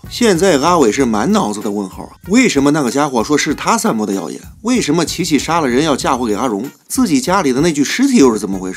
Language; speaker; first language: Chinese; native; Chinese